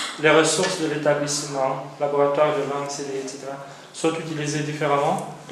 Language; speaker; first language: French; non-native, fluent; Romanian